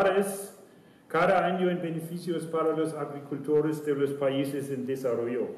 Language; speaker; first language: Spanish; non-native, learner; German